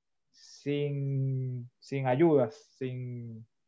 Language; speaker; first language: Spanish; native; Spanish